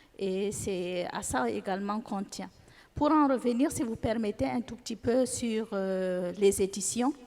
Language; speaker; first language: French; non-native, local second language; Fula